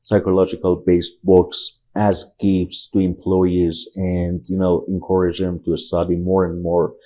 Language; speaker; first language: English; non-native, fluent; Persian